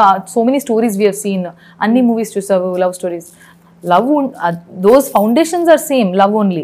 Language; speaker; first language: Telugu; non-native, learner; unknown